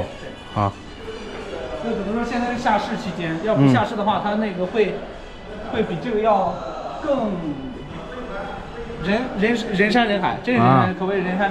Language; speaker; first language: Chinese; native; Chinese